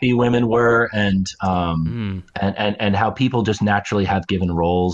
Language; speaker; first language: English; native; English